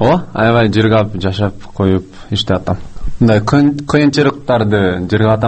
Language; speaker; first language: Kyrgyz; non-native, fluent; Japanese